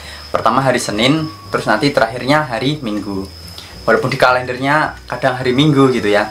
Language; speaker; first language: Indonesian; native; Indonesian